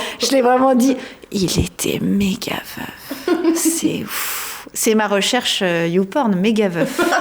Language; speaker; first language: French; native; French